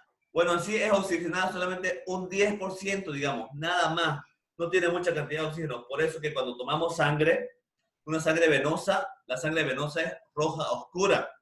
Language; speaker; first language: Spanish; native; Spanish